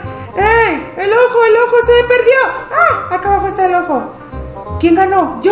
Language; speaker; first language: Spanish; native; Spanish